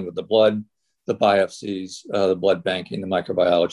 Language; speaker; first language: English; native; English